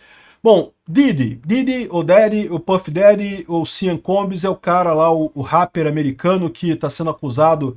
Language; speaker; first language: Portuguese; native; Portuguese